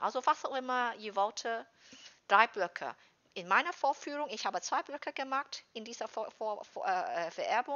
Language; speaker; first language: German; non-native, fluent; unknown